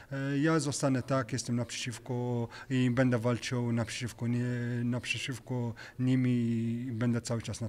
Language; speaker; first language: Polish; non-native, learner; French